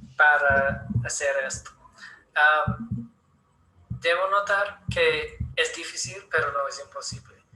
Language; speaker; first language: Spanish; non-native, learner; English